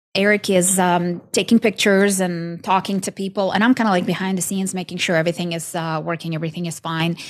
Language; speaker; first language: English; non-native, fluent; Ukrainian